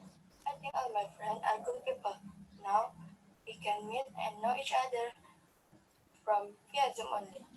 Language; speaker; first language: English; non-native, learner; Indonesian